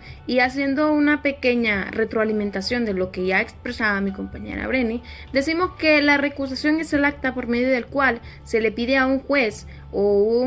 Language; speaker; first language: Spanish; native; Spanish